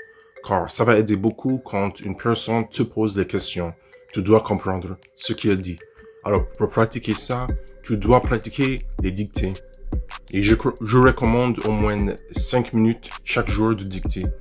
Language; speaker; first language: French; non-native, fluent; English